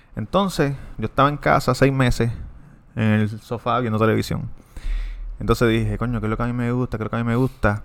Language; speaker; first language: Spanish; native; Spanish